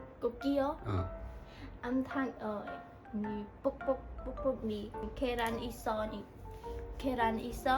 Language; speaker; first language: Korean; non-native, learner; Khmer